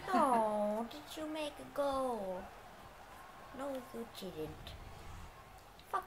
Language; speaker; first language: English; non-native, fluent; Finnish